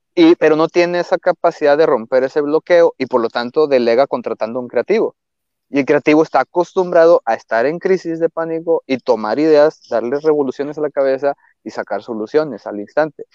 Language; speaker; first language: Spanish; native; Spanish